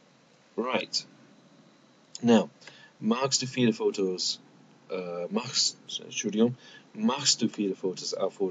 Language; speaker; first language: German; non-native, fluent; English